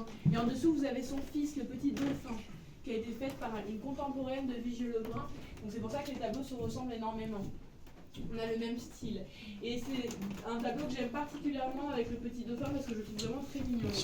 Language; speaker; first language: French; native; French